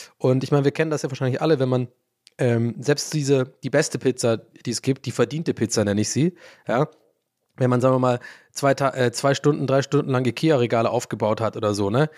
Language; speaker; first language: German; early bilingual, other home language; English